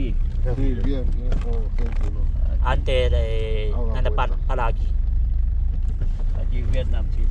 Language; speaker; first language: Spanish; non-native, learner; Thai